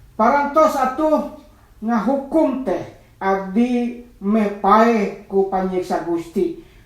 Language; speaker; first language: Sundanese; non-native, local second language; Nias